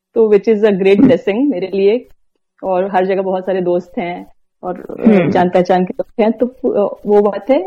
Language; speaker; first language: Hindi; native; Hindi